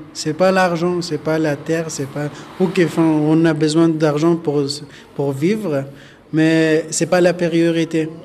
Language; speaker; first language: French; non-native, learner; Persian